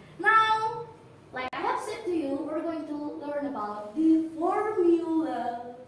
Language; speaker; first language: English; non-native, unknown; Indonesian